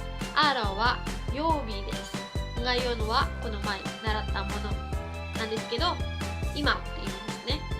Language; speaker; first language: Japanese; non-native, fluent; Cebuano